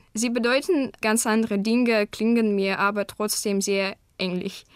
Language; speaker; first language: German; non-native, fluent; Russian